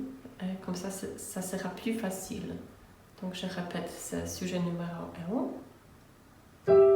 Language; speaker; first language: French; non-native, fluent; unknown